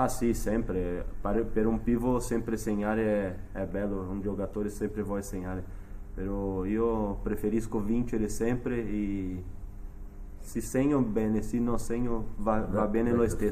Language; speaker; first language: Italian; non-native, fluent; Portuguese